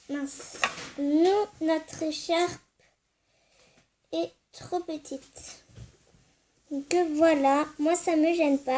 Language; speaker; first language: French; native; French